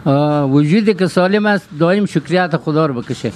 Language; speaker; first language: Persian; native; Persian